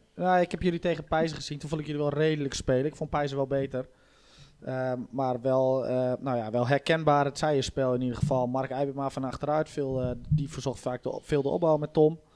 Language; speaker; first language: Dutch; native; Dutch